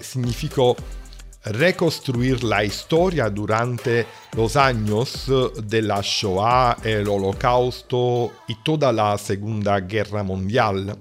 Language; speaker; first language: Spanish; non-native, learner; Italian